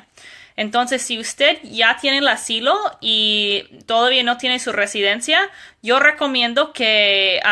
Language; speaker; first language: Spanish; non-native, fluent; English